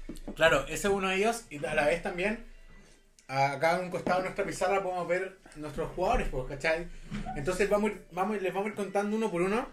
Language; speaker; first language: Spanish; native; Spanish